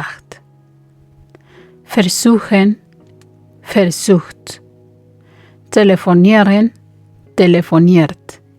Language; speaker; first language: German; non-native, fluent; Spanish